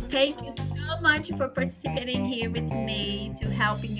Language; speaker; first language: English; non-native, fluent; Portuguese